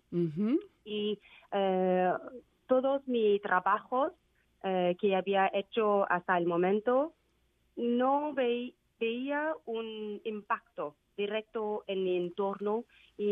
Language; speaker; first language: Spanish; non-native, learner; Vietnamese